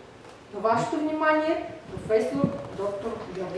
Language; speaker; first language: Bulgarian; native; Bulgarian